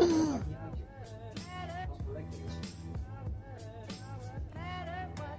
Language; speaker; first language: Dutch; native; Dutch